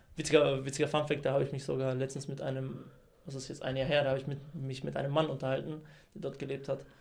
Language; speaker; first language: German; early bilingual, other home language; Greek